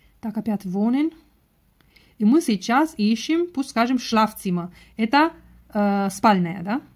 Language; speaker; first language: Russian; non-native, learner; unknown